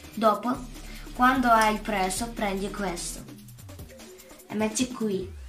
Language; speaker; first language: Italian; early bilingual, other home language; Russian